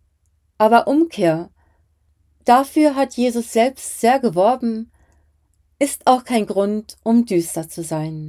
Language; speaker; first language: German; native; German